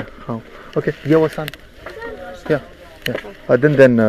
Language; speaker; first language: Chinese; non-native, learner; French